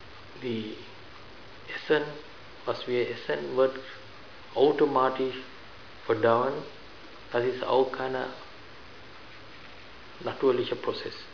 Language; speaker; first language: German; non-native, fluent; Sinhala